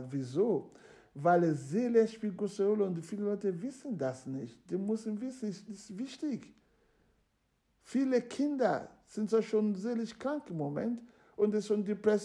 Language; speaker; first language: German; non-native, fluent; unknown